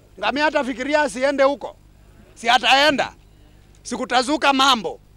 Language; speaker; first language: Swahili; non-native, local second language; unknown